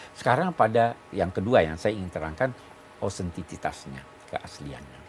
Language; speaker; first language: Indonesian; non-native, local second language; Buginese